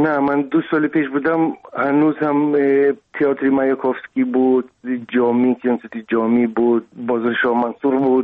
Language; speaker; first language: Persian; non-native, local second language; Russian